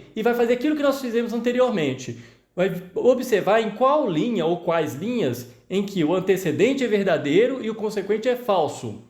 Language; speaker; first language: Portuguese; native; Portuguese